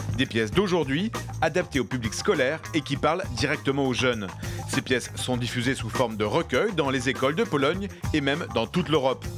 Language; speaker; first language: French; native; French